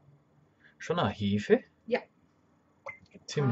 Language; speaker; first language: German; native; German